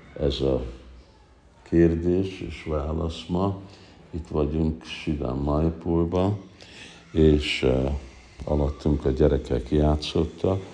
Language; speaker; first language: Hungarian; early bilingual, heritage; Hungarian